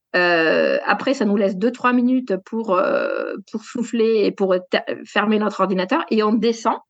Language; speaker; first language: French; native; French